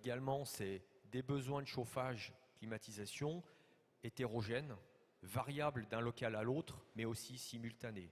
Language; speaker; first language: French; native; French